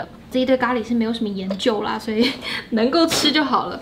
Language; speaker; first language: Chinese; native; Chinese